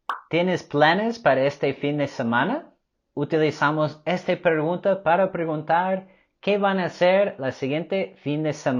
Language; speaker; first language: Spanish; non-native, fluent; English